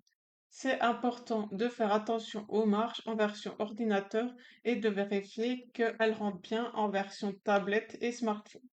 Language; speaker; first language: French; native; French